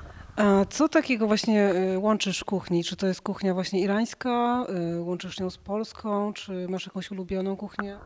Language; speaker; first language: Polish; native; Polish